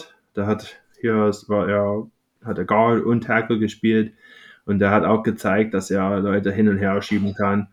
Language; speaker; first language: German; non-native, fluent; English